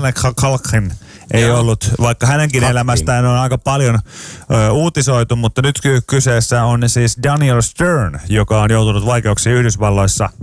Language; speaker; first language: Finnish; native; Finnish